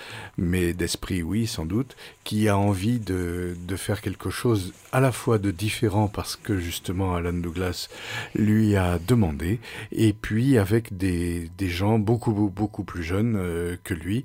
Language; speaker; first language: French; native; French